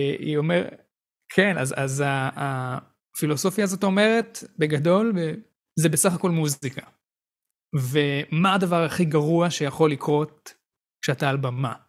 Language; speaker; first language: Hebrew; native; Hebrew